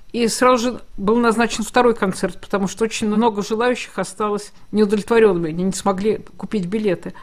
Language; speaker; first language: Russian; native; Russian